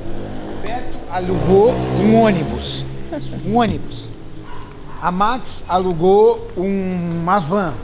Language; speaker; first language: Portuguese; native; Portuguese